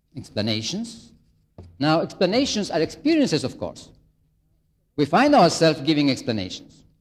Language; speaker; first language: English; non-native, fluent; Spanish